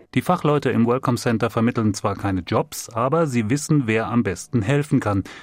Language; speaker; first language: German; native; German